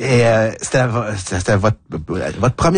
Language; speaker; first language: French; native; French